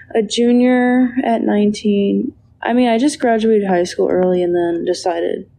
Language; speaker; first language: English; native; English